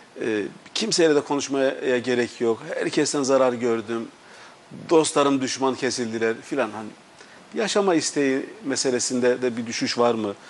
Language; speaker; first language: Turkish; native; Turkish